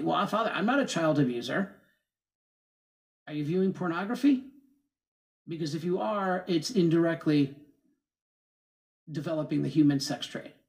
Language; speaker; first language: English; native; English